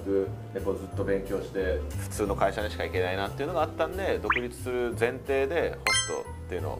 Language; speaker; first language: Japanese; native; Japanese